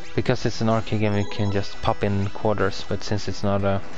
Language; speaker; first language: English; non-native, fluent; Swedish